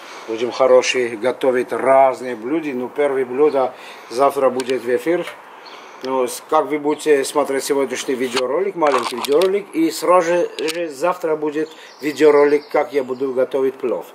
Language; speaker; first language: Russian; non-native, fluent; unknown